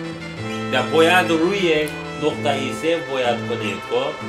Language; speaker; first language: Persian; non-native, learner; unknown